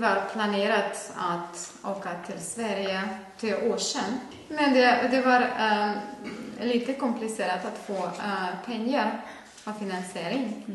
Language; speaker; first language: Swedish; non-native, fluent; Ukrainian